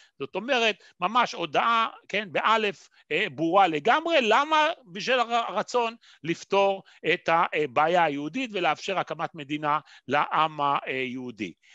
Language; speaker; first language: Hebrew; native; Hebrew